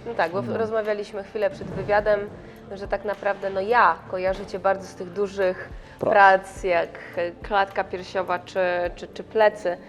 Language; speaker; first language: Polish; native; Polish